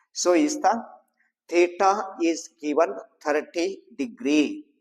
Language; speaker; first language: English; non-native, local second language; Kannada